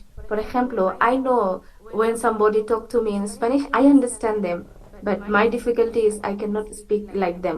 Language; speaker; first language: English; non-native, fluent; Bangla